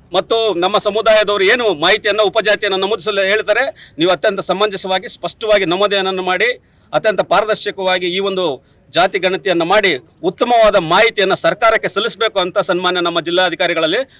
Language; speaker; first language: Kannada; native; Kannada